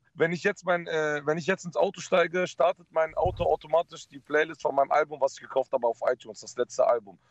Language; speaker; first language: German; early bilingual, other home language; Dutch